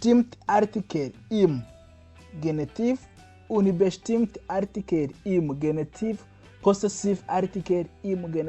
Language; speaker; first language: German; non-native, fluent; Kinyarwanda